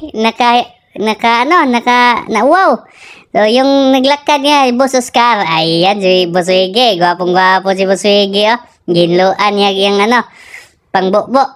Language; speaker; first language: Filipino; non-native, local second language; Cebuano